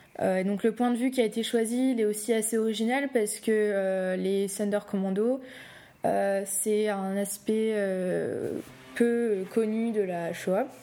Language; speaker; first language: French; native; French